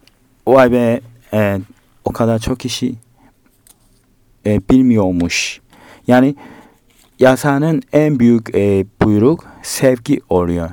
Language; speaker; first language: Turkish; non-native, learner; Korean